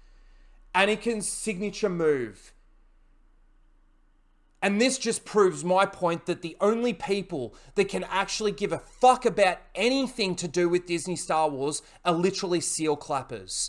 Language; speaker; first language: English; native; English